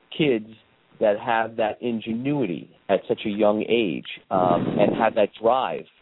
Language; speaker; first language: English; native; English